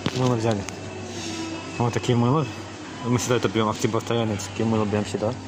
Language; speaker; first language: Russian; non-native, learner; Azerbaijani